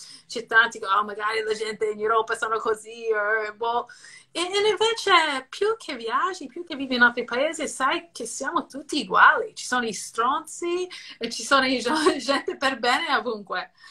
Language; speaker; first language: Italian; non-native, fluent; English